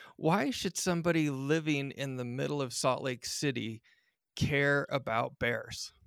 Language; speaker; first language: English; native; English